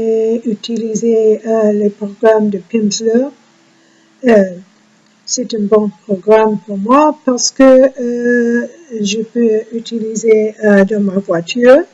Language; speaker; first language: French; non-native, learner; English